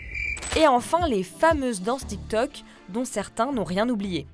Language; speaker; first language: French; native; French